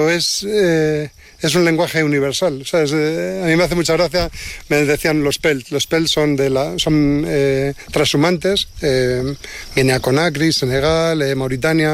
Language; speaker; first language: Spanish; native; Spanish